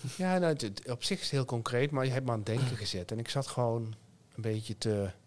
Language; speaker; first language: Dutch; native; Dutch